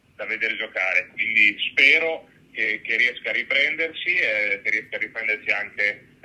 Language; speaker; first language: Italian; native; Italian